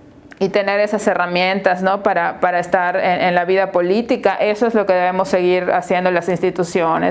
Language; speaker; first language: Spanish; native; Spanish